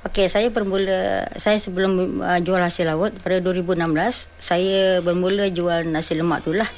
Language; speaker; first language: Malay; non-native, local second language; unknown